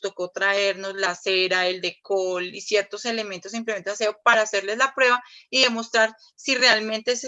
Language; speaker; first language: Spanish; native; Spanish